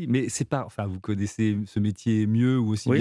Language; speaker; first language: French; native; French